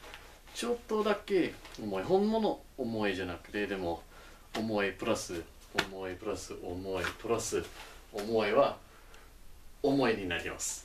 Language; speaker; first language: Japanese; non-native, learner; English